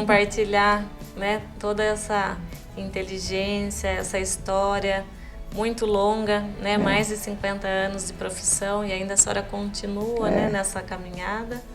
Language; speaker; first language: Portuguese; native; Portuguese